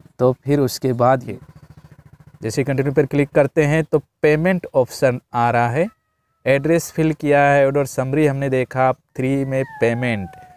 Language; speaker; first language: Hindi; native; Hindi